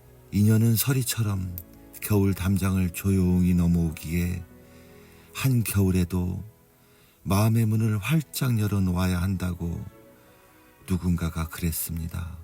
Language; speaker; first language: Korean; native; Korean